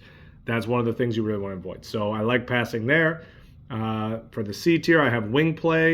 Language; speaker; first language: English; native; English